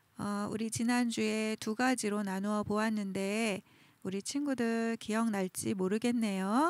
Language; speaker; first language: Korean; native; Korean